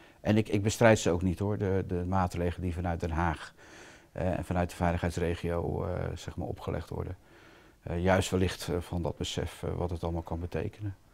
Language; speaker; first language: Dutch; native; Dutch